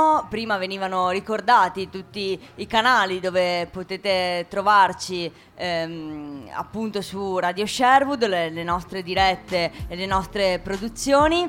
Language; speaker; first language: Italian; native; Italian